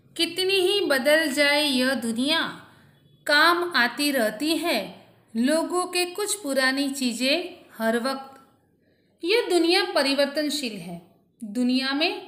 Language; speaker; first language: Hindi; non-native, local second language; Gujarati